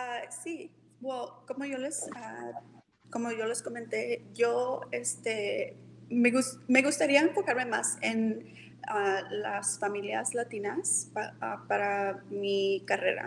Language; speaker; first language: Spanish; early bilingual, heritage; Spanish